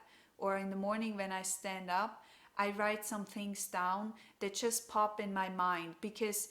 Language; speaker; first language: English; non-native, fluent; German